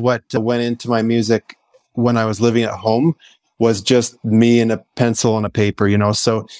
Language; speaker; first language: English; native; English